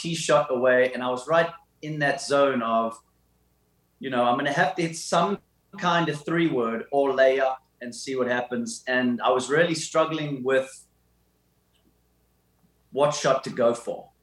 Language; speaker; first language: English; native; English